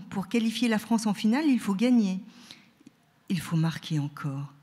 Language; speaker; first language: French; native; French